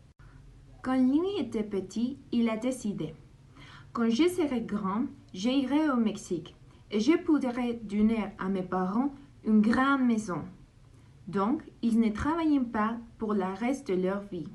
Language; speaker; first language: French; non-native, learner; Spanish